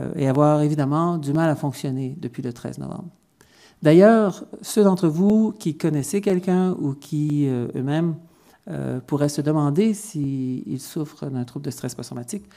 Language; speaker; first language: French; native; French